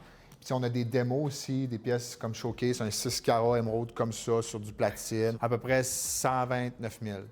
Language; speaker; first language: French; native; French